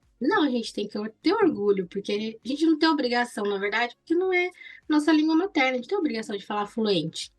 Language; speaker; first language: Portuguese; native; Portuguese